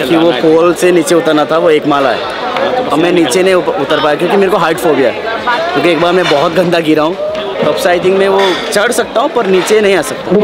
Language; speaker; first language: Hindi; native; Hindi